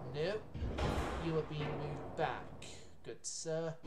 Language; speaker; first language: English; native; English